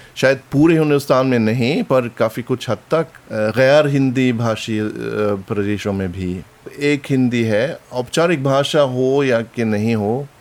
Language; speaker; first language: Hindi; non-native, fluent; German